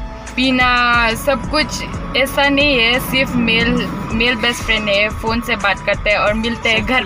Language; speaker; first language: Hindi; non-native, learner; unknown